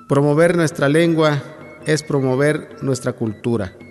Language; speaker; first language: Spanish; non-native, local second language; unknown